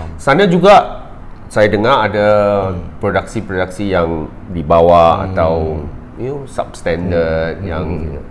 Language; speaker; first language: Malay; non-native, local second language; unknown